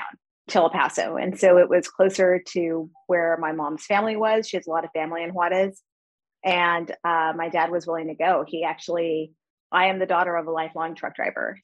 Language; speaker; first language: English; early bilingual, other home language; Spanish